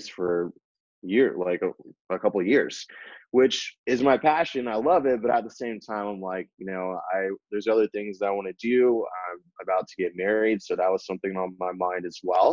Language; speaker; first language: English; native; English